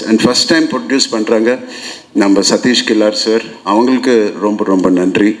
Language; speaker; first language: Tamil; non-native, learner; Telugu